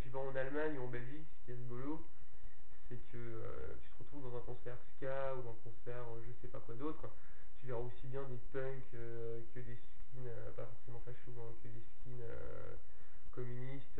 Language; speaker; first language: French; native; French